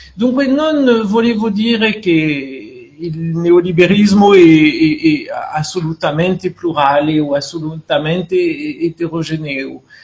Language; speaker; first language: Italian; non-native, fluent; French